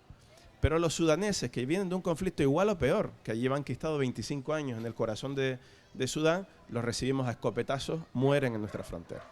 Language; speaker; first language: Spanish; native; Spanish